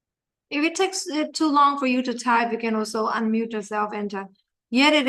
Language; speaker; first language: English; non-native, fluent; Vietnamese